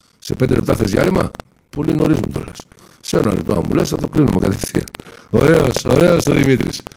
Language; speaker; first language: Greek; native; Greek